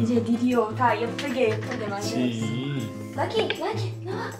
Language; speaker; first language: Korean; non-native, learner; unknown